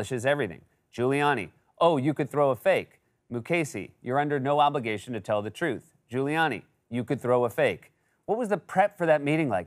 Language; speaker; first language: English; native; English